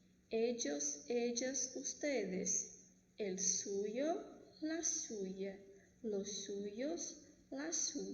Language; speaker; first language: Spanish; non-native, fluent; Portuguese